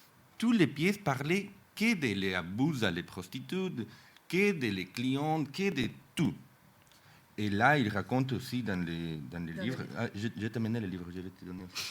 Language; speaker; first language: French; non-native, fluent; Spanish